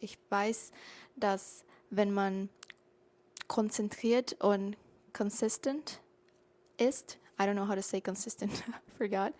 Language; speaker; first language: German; non-native, learner; Portuguese